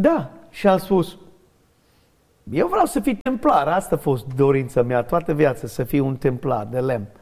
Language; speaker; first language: Romanian; non-native, learner; English